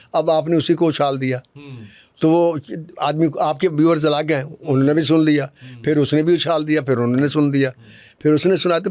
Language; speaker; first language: Urdu; non-native, local second language; Punjabi